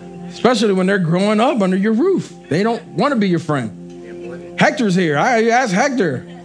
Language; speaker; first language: English; native; English